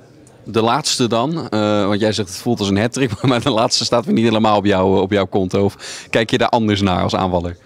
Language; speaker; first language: Dutch; native; Dutch